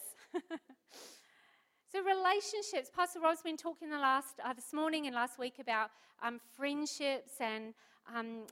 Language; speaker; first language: English; native; English